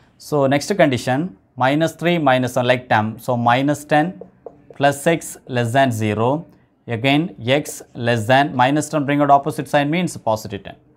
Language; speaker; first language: English; non-native, local second language; Tamil